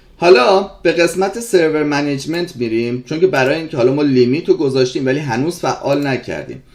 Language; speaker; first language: Persian; early bilingual, heritage; Persian